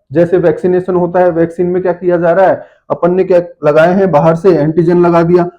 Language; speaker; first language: Hindi; native; Hindi